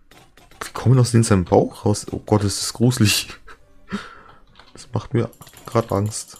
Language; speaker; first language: German; native; German